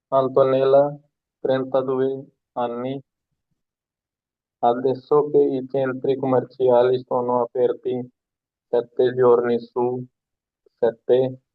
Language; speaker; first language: Italian; non-native, learner; Hindi